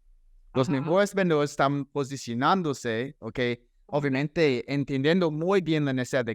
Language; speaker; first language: Spanish; non-native, fluent; English